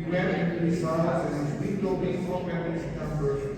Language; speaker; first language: English; non-native, local second language; Filipino